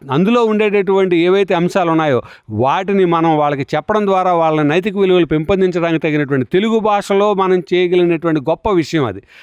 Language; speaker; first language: Telugu; native; Telugu